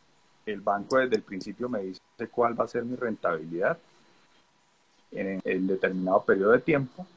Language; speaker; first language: Spanish; native; Spanish